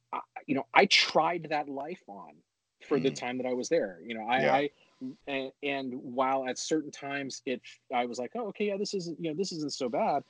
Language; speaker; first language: English; native; English